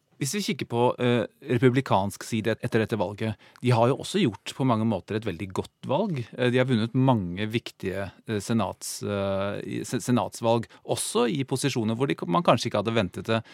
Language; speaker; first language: Norwegian; native; Norwegian